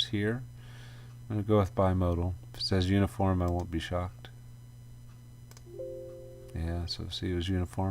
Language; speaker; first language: English; native; English